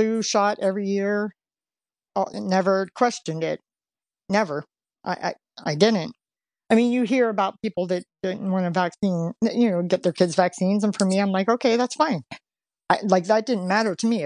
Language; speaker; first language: English; native; English